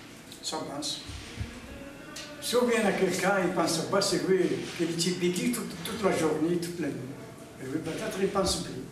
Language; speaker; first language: French; non-native, learner; Arabic